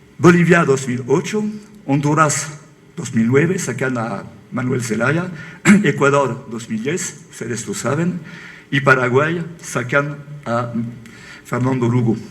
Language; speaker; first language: Spanish; non-native, fluent; French